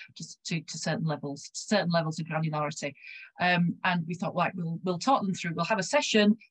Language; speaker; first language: English; native; English